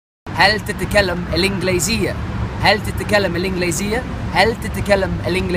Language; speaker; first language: Arabic; non-native, learner; English